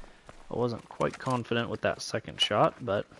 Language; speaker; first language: English; native; English